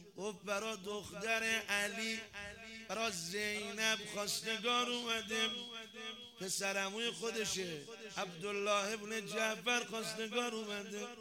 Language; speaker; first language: Persian; non-native, local second language; Azerbaijani